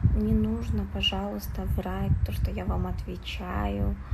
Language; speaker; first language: Russian; non-native, local second language; Kazakh